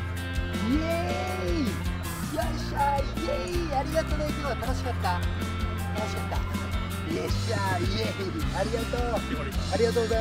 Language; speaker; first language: Japanese; native; Japanese